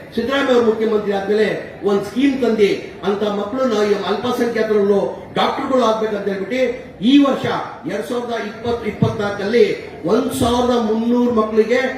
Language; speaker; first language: Kannada; non-native, local second language; Urdu